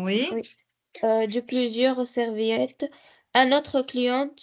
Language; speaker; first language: French; non-native, learner; Arabic